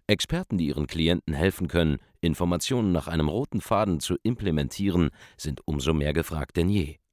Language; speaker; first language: German; native; German